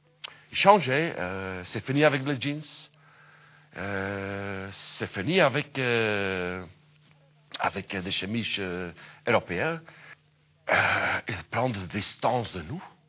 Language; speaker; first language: French; non-native, learner; Dutch